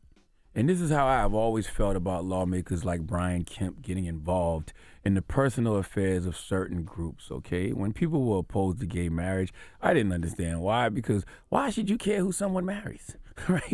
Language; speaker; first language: English; native; English